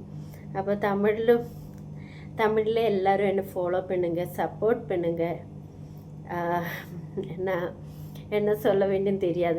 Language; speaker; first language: Tamil; non-native, local second language; Malayalam